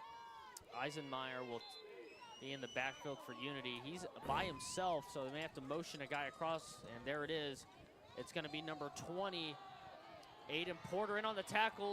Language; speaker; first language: English; native; English